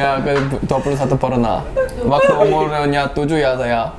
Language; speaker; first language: Indonesian; non-native, fluent; Korean